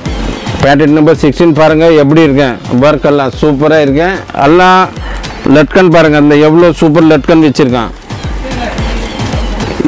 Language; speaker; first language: Tamil; non-native, local second language; Hindi